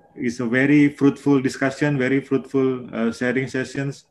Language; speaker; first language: English; non-native, local second language; Malay